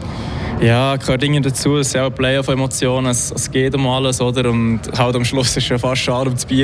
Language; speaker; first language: German; native; German